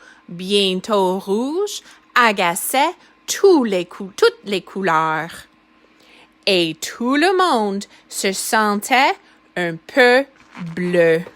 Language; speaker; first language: French; non-native, fluent; English